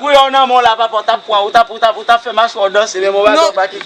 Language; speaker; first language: Haitian Creole; native; Haitian Creole